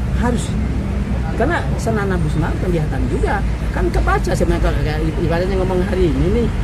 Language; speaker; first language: Indonesian; non-native, local second language; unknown